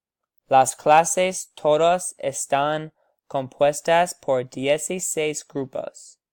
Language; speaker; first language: Spanish; non-native, learner; English